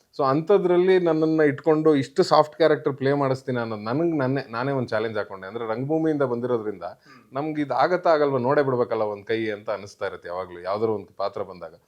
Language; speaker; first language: Kannada; native; Kannada